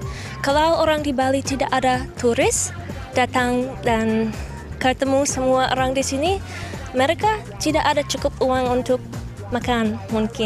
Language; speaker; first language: Indonesian; non-native, learner; English